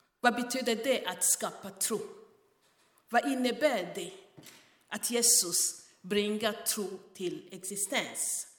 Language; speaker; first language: Swedish; non-native, fluent; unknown